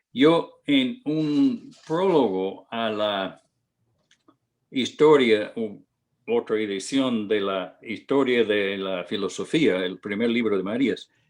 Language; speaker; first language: Spanish; non-native, fluent; English